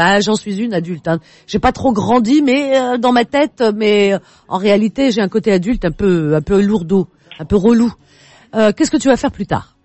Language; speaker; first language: French; native; French